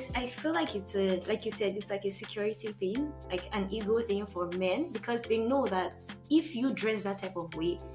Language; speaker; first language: English; non-native, local second language; Yoruba